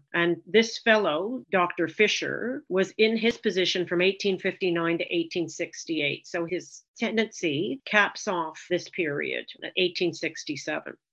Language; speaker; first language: English; native; English